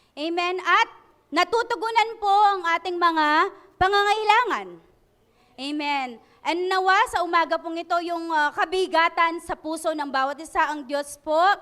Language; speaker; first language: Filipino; non-native, local second language; Pampanga